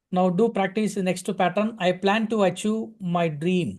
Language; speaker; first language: English; non-native, local second language; Telugu